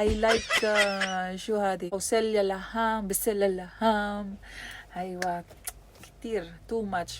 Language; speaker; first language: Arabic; non-native, learner; Filipino